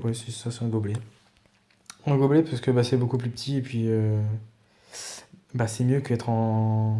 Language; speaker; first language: French; native; French